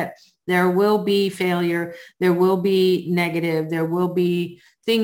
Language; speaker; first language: English; native; English